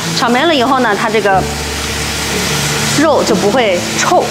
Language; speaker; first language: Chinese; native; Chinese